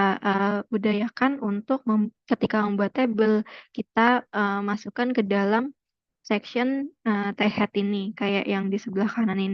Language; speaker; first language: Indonesian; native; Indonesian